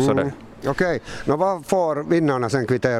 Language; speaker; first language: Swedish; native; Swedish